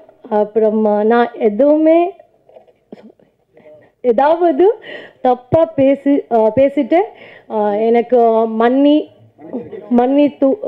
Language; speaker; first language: Tamil; non-native, learner; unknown